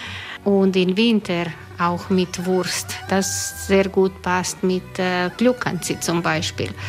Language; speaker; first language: German; non-native, learner; Croatian